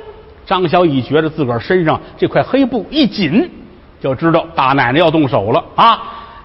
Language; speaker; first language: Chinese; native; Chinese